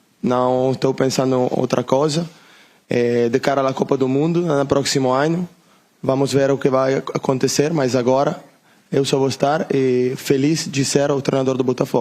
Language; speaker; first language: Portuguese; non-native, learner; Italian